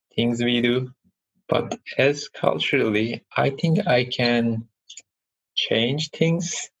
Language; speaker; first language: English; non-native, fluent; Turkish